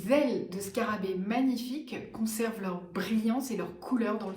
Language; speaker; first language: French; native; French